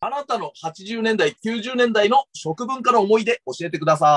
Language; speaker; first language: Japanese; native; Japanese